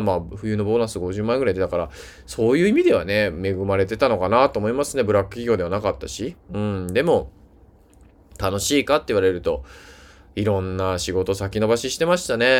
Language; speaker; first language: Japanese; native; Japanese